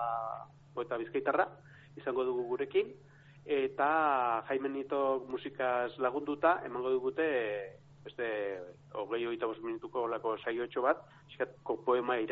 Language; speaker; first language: Basque; native; Basque